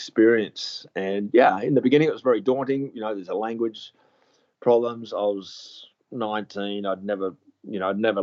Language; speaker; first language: English; native; English